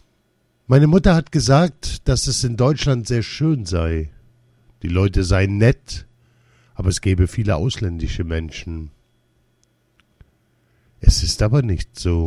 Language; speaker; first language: German; early bilingual, other home language; Lithuanian